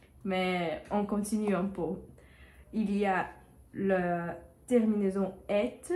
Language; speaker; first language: French; non-native, learner; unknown